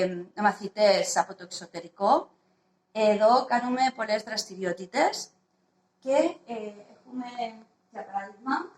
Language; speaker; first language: Greek; non-native, fluent; Spanish